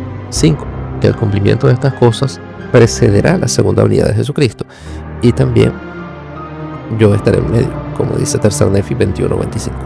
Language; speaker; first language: Spanish; native; Spanish